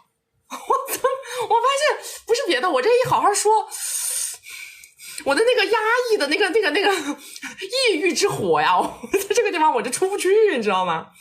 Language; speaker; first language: Chinese; native; Chinese